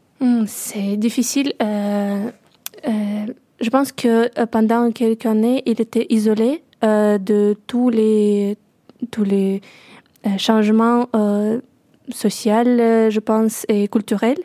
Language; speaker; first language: French; non-native, learner; Russian